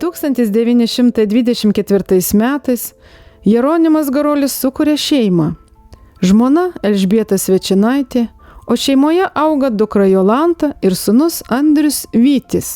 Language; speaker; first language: Lithuanian; native; Lithuanian